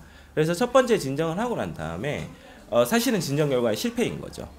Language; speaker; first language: Korean; native; Korean